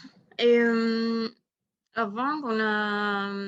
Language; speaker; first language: French; non-native, learner; Spanish